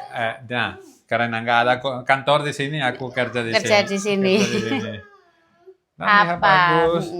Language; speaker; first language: Indonesian; non-native, learner; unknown